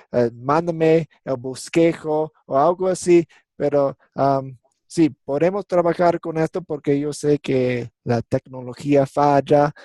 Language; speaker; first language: Spanish; non-native, fluent; English